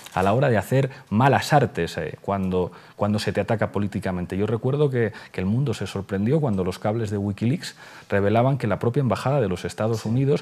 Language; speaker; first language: Spanish; native; Spanish